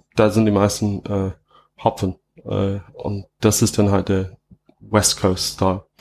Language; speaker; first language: German; non-native, fluent; English